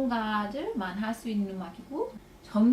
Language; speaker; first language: Korean; non-native, fluent; English